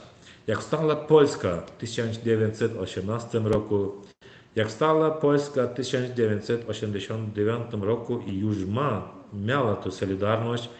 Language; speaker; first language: Polish; non-native, learner; Turkmen